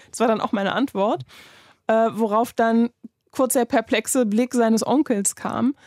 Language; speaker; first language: German; native; German